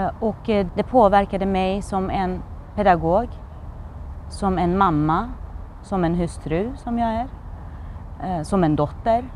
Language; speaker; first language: Swedish; non-native, fluent; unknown